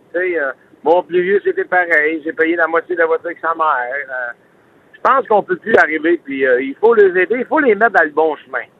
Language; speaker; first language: French; native; French